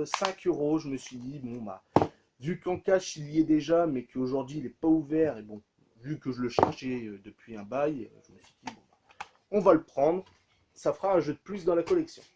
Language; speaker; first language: French; native; French